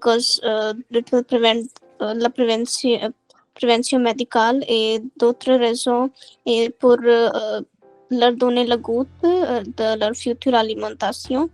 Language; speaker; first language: French; non-native, learner; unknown